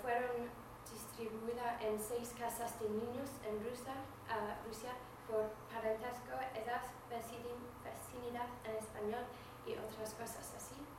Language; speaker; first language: Spanish; non-native, fluent; English